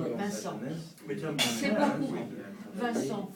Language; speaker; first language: French; native; French